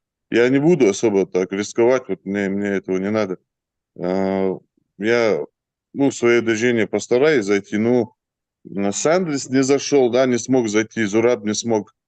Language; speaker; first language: Russian; native; Russian